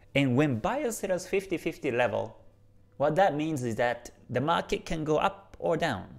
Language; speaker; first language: English; non-native, fluent; Japanese